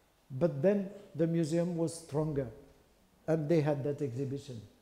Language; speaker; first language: English; non-native, fluent; French